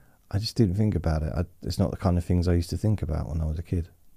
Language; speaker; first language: English; native; English